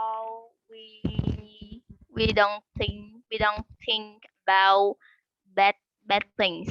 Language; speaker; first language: English; non-native, learner; Vietnamese